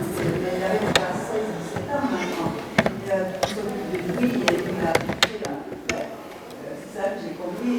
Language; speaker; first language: French; non-native, fluent; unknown